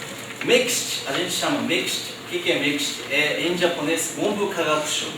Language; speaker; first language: Portuguese; non-native, fluent; Japanese